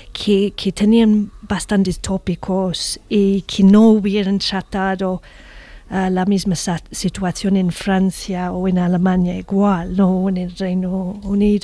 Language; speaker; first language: Spanish; non-native, fluent; English